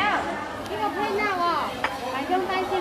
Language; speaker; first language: Filipino; non-native, local second language; Cebuano